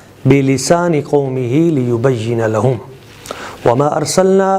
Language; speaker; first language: Arabic; non-native, fluent; Urdu